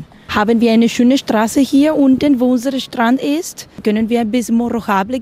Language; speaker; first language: German; non-native, learner; Spanish